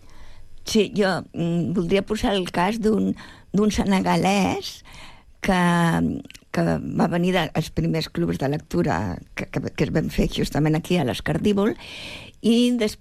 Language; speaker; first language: Catalan; native; Catalan